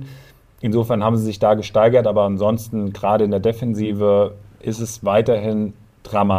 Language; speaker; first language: German; native; German